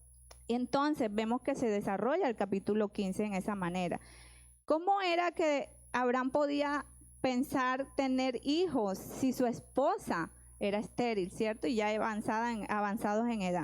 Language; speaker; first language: Spanish; native; Spanish